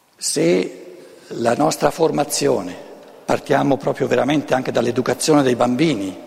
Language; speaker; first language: Italian; non-native, local second language; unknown